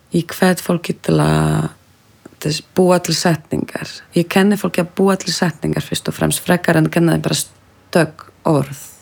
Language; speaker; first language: Icelandic; non-native, fluent; French